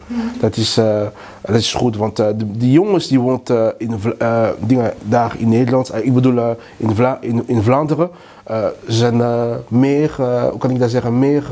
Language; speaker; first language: Dutch; non-native, learner; Lingala